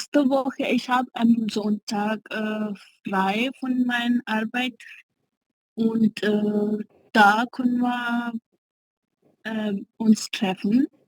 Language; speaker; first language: German; non-native, learner; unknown